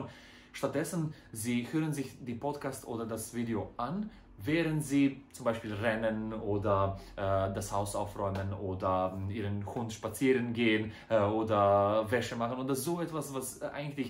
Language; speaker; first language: German; non-native, fluent; Croatian